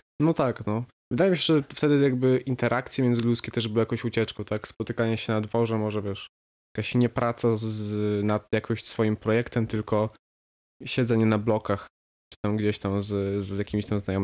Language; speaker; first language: Polish; native; Polish